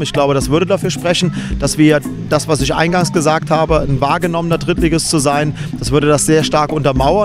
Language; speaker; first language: German; native; German